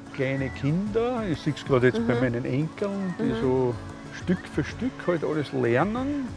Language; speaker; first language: German; native; German